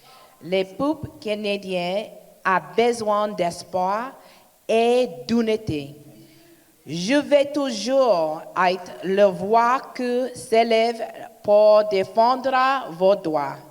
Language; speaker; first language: French; non-native, learner; English